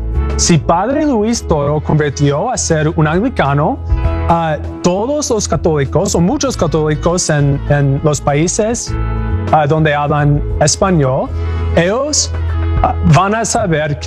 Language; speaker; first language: Spanish; non-native, learner; English